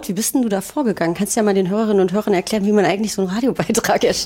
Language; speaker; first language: German; native; German